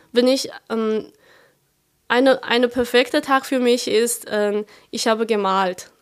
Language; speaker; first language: German; non-native, fluent; Chinese